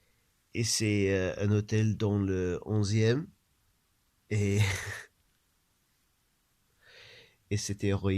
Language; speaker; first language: French; non-native, learner; English